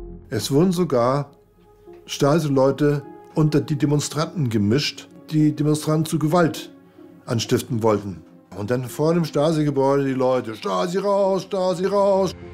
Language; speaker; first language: German; native; German